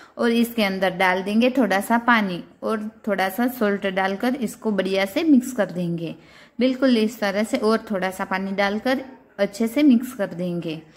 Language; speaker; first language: Hindi; non-native, local second language; Gujarati